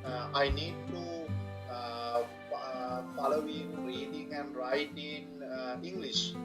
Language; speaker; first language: English; non-native, learner; Sinhala